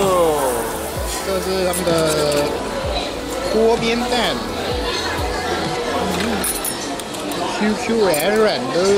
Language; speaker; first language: Chinese; native; Chinese